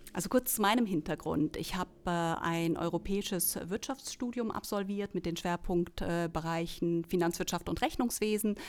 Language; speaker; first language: German; native; German